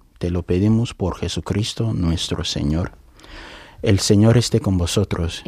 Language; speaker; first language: Spanish; non-native, fluent; Igbo